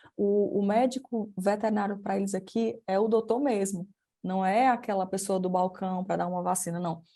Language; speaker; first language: Portuguese; native; Portuguese